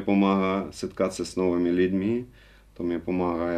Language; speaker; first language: Czech; non-native, learner; Russian